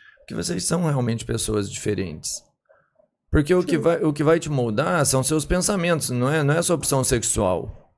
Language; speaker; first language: Portuguese; native; Portuguese